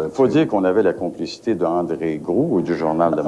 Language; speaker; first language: French; native; French